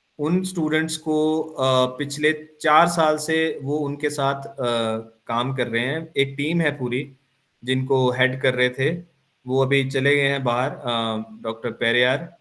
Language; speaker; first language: Hindi; non-native, local second language; Punjabi